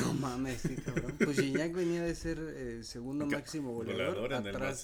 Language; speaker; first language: Spanish; native; Spanish